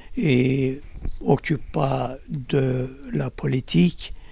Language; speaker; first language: French; non-native, learner; Kurdish